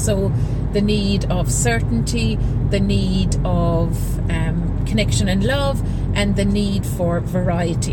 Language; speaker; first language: English; native; English